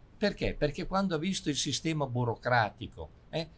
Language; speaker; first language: Italian; native; Italian